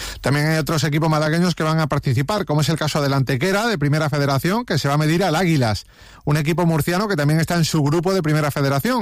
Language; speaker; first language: Spanish; native; Spanish